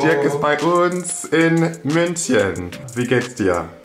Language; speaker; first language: German; non-native, fluent; English